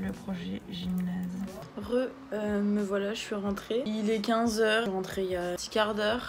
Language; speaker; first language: French; native; French